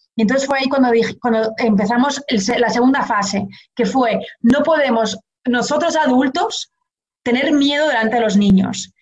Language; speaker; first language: Spanish; early bilingual, heritage; Portuguese